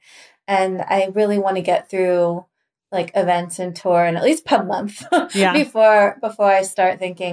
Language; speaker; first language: English; native; English